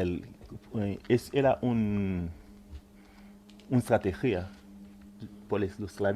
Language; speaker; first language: Spanish; non-native, fluent; Haitian Creole